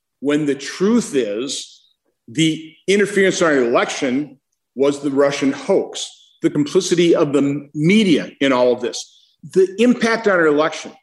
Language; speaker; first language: English; native; English